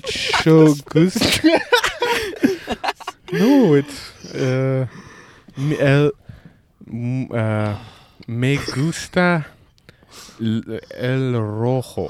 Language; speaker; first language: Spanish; non-native, learner; English